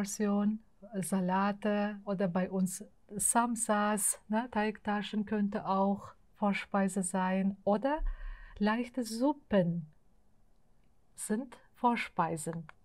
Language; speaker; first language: German; non-native, fluent; Uzbek